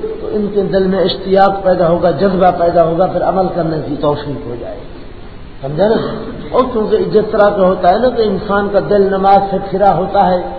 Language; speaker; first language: Urdu; non-native, local second language; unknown